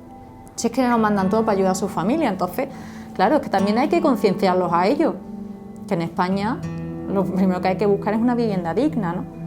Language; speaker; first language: Spanish; native; Spanish